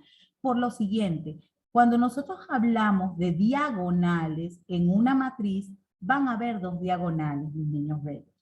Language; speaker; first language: Spanish; native; Spanish